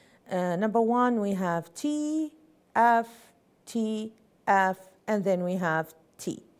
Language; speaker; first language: English; non-native, fluent; Arabic